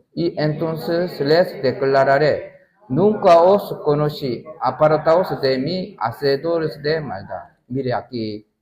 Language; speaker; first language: Spanish; non-native, learner; Korean